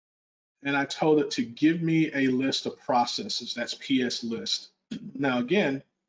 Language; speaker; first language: English; native; English